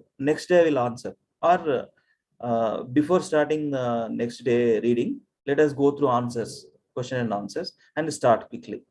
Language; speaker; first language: English; non-native, local second language; Telugu